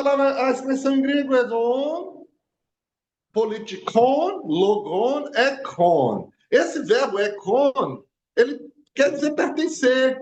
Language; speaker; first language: Portuguese; native; Portuguese